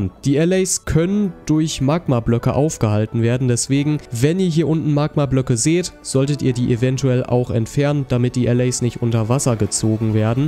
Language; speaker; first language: German; native; German